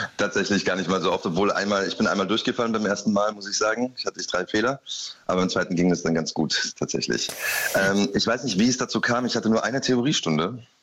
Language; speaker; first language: German; early bilingual, other home language; Polish